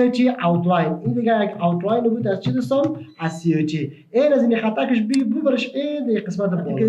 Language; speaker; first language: Persian; native; Persian